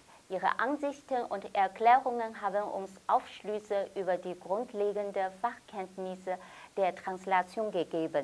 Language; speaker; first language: German; non-native, fluent; Chinese